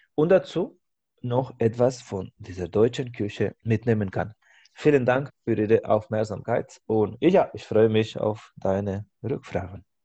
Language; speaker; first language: German; non-native, fluent; Spanish